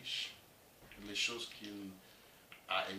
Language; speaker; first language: French; non-native, learner; English